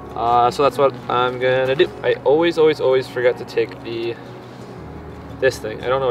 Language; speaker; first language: English; native; English